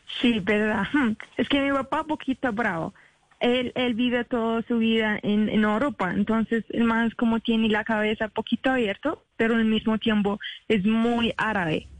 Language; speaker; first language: Spanish; non-native, learner; Arabic